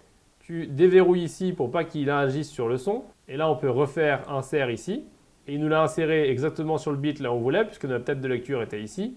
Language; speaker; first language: French; native; French